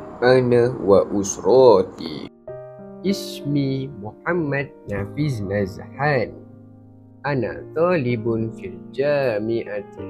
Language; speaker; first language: Arabic; non-native, learner; Malay